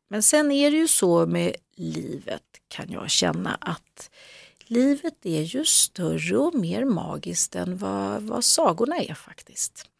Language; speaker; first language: Swedish; native; Swedish